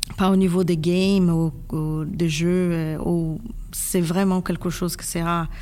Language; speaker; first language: French; non-native, fluent; Portuguese